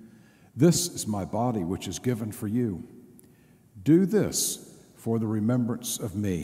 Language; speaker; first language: English; native; English